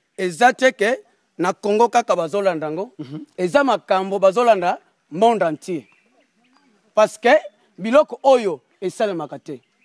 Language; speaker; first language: Lingala; non-native, local second language; Kongo